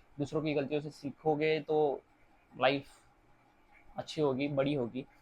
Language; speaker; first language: Hindi; non-native, local second language; Marathi